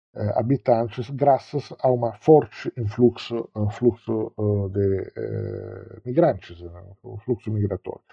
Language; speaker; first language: Portuguese; non-native, fluent; Italian